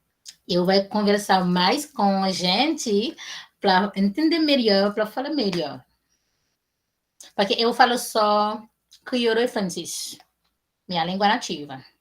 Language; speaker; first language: Portuguese; non-native, learner; Haitian Creole